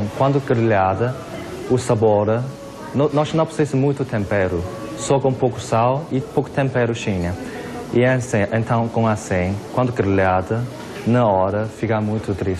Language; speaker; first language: Portuguese; non-native, learner; Korean